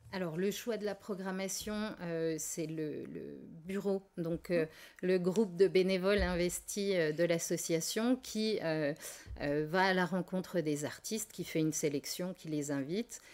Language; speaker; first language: French; native; French